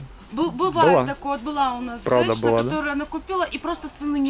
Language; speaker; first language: Russian; native; Russian